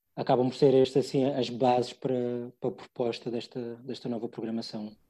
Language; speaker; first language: Portuguese; early bilingual, other home language; English